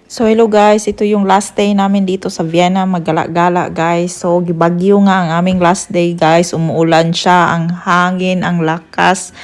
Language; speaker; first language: Filipino; non-native, local second language; Cebuano